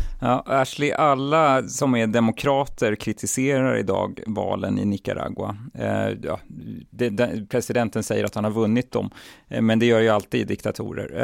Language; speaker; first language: Swedish; native; Swedish